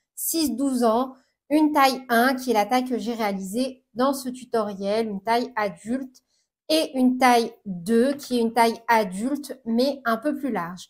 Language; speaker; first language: French; native; French